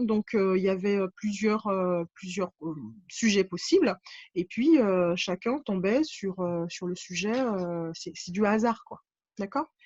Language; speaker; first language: French; native; French